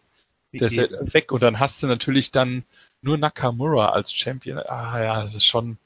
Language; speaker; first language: German; native; German